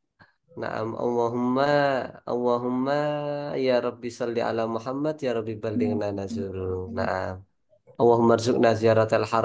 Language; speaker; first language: Arabic; non-native, fluent; Indonesian